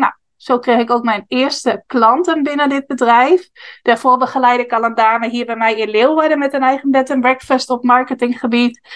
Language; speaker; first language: Dutch; native; Dutch